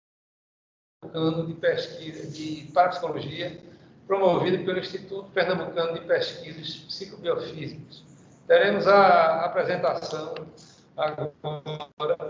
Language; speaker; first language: Portuguese; native; Portuguese